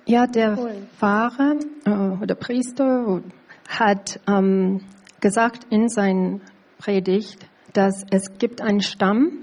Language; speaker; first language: German; non-native, learner; English